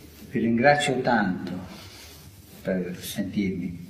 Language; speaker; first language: Italian; non-native, fluent; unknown